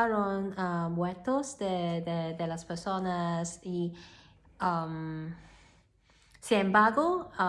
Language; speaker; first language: Spanish; non-native, learner; Cantonese